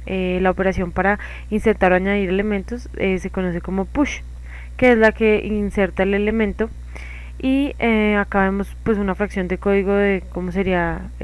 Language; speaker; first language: Spanish; native; Spanish